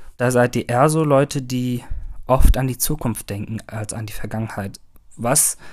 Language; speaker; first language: German; early bilingual, other home language; Turkish